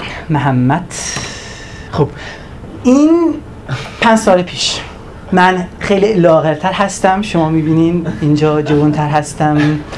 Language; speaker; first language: Persian; non-native, fluent; Turkish